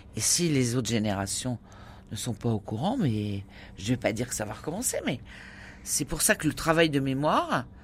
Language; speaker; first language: French; native; French